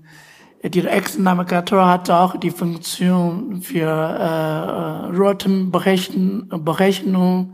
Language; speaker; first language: German; non-native, fluent; Chinese